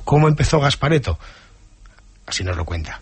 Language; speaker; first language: Spanish; native; Spanish